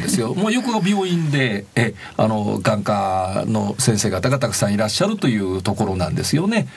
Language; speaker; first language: Japanese; native; Japanese